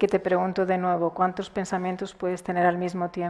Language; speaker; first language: Spanish; native; Spanish